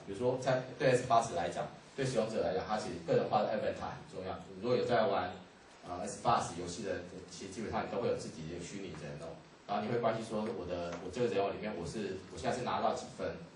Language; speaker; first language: Chinese; native; Chinese